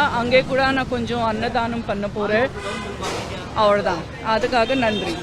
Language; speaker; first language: Tamil; non-native, fluent; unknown